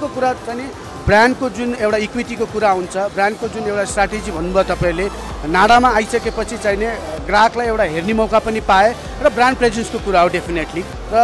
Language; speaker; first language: Nepali; native; Nepali